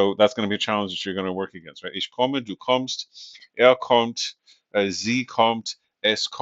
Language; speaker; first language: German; non-native, fluent; English